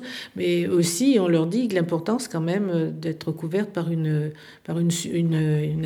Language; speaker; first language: French; native; French